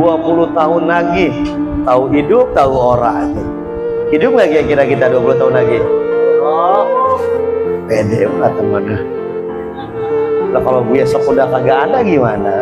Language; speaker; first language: Indonesian; native; Indonesian